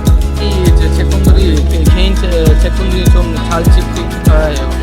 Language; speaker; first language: Korean; non-native, learner; Hindi